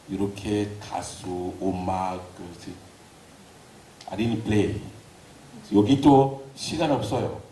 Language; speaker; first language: Korean; non-native, learner; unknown